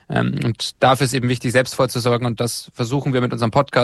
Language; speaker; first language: German; native; German